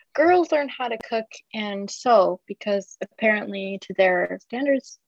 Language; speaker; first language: English; early bilingual, other home language; Japanese